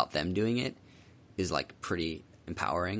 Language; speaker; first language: English; native; English